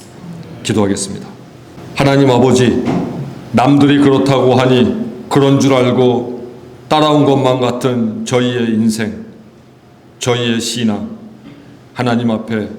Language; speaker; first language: Korean; native; Korean